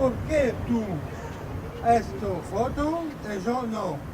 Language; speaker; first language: Spanish; non-native, learner; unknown